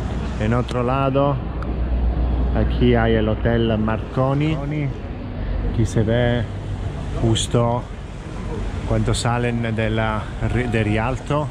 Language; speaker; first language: Spanish; non-native, fluent; Italian